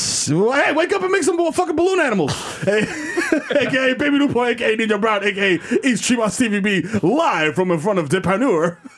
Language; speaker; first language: English; early bilingual, other home language; Spanish